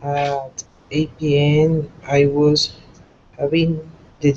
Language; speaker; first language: English; non-native, learner; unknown